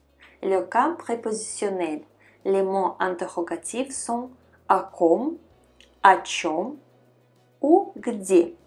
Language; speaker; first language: French; non-native, fluent; Russian